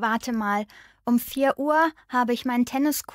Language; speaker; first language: German; non-native, learner; Bangla